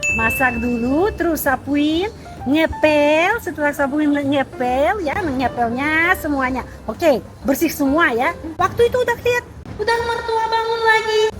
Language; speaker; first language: Indonesian; non-native, fluent; Russian